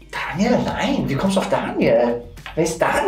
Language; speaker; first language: German; native; German